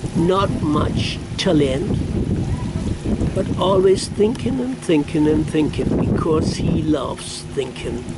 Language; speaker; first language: English; non-native, learner; German